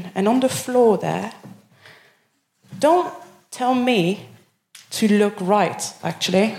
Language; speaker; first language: English; non-native, fluent; French